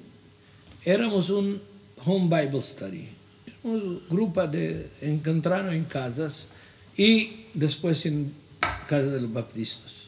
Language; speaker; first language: Spanish; non-native, fluent; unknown